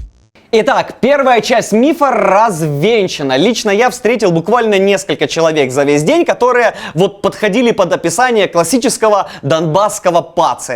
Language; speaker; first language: Russian; native; Russian